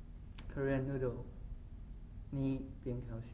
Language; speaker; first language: Japanese; non-native, learner; English